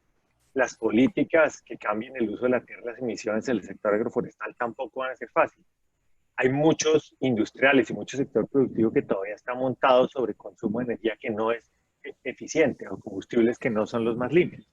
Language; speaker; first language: Spanish; native; Spanish